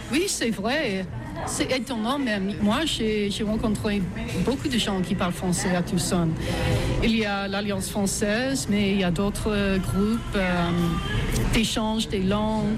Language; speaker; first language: French; non-native, fluent; English